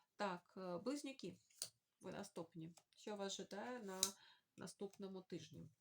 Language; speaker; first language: Ukrainian; non-native, local second language; Russian